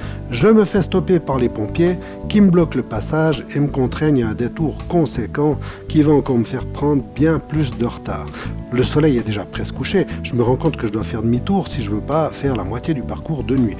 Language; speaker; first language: French; native; French